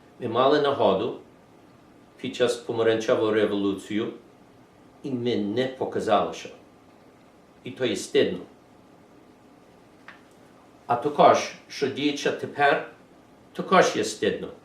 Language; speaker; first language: Ukrainian; early bilingual, heritage; English